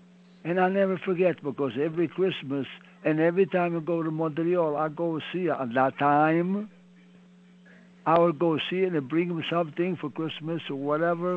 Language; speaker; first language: English; non-native, learner; Italian